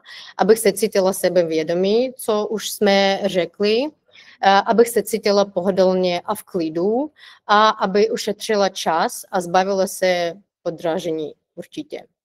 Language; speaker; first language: Czech; non-native, fluent; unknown